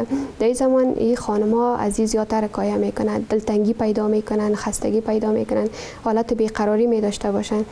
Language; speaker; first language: Persian; native; Persian